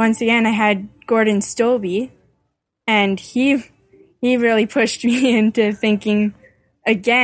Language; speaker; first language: English; native; English